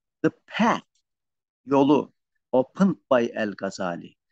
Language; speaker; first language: English; non-native, fluent; Turkish